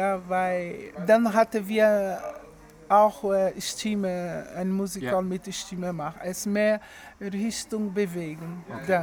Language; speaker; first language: German; non-native, learner; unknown